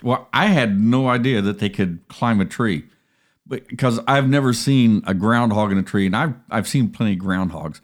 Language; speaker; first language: English; native; English